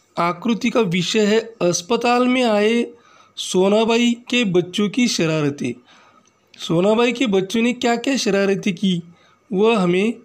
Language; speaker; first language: Hindi; non-native, local second language; Marathi